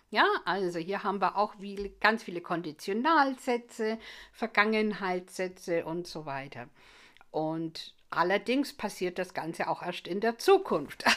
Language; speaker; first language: German; non-native, fluent; English